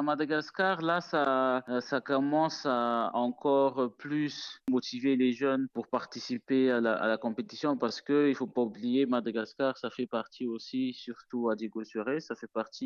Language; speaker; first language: French; non-native, local second language; Malagasy